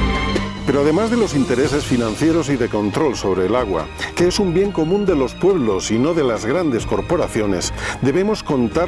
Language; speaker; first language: Spanish; native; Spanish